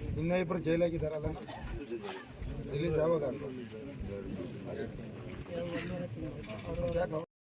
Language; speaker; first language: Kannada; non-native, learner; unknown